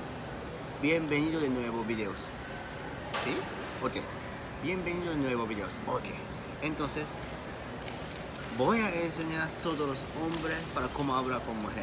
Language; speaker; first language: Spanish; non-native, learner; Japanese